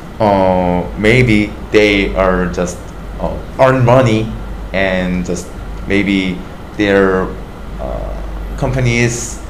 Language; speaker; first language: English; non-native, learner; Korean